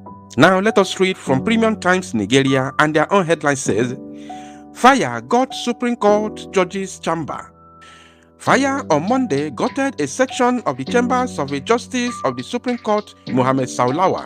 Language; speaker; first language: English; non-native, local second language; Igbo